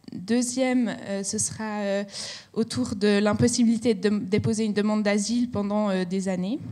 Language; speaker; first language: French; native; French